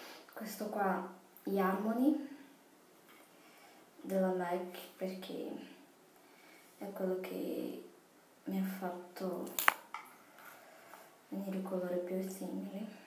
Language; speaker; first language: Italian; non-native, fluent; Portuguese